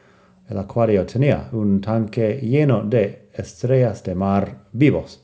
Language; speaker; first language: Spanish; non-native, fluent; English